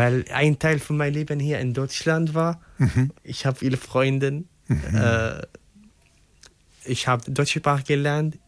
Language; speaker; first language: German; non-native, local second language; Arabic